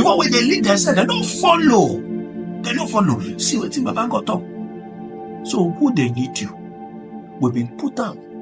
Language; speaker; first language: Nigerian Pidgin; non-native, local second language; Igbo